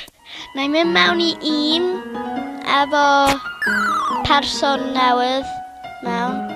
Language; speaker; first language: Welsh; non-native, local second language; English